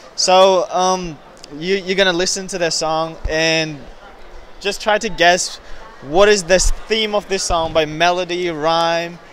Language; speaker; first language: English; non-native, fluent; Turkmen